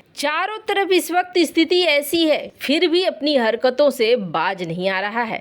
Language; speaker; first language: Hindi; native; Hindi